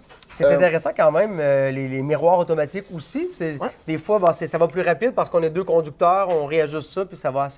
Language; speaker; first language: French; native; French